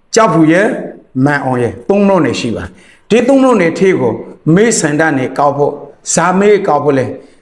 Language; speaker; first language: Burmese; native; Burmese